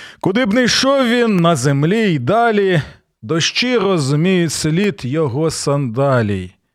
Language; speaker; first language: Ukrainian; non-native, local second language; Russian